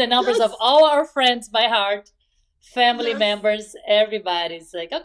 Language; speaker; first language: English; non-native, fluent; Portuguese